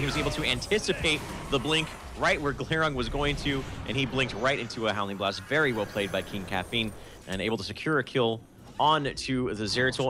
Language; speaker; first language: English; native; English